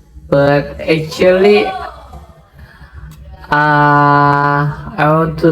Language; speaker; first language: English; non-native, learner; Indonesian